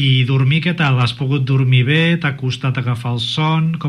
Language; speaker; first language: Catalan; native; Catalan